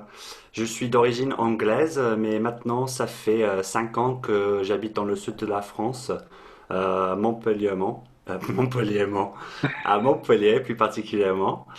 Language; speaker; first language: French; non-native, fluent; English